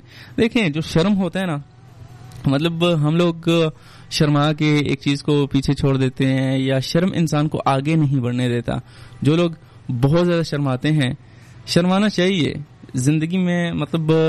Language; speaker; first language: Hindi; non-native, local second language; Pashto